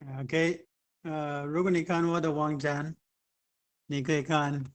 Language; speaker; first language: Chinese; non-native, fluent; English